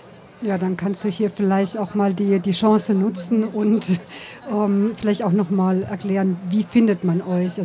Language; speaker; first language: German; early bilingual, other home language; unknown